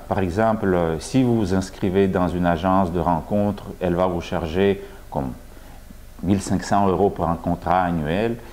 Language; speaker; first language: French; non-native, fluent; Russian